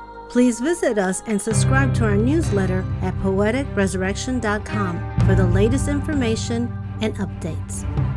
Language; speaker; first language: English; early bilingual, other home language; Spanish